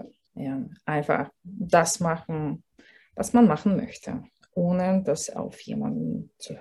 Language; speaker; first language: German; non-native, fluent; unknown